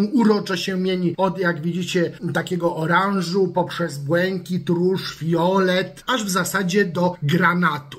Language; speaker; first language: Polish; native; Polish